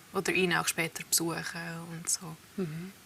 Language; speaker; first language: German; early bilingual, heritage; English